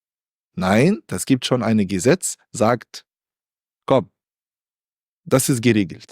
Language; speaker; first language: German; non-native, learner; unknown